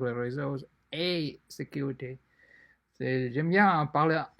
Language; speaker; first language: French; non-native, fluent; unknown